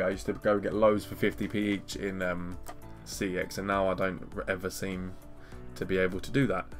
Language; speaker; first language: English; native; English